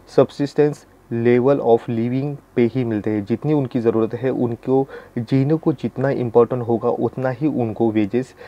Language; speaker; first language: Hindi; non-native, local second language; Marathi